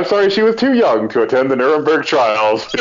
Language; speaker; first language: English; native; English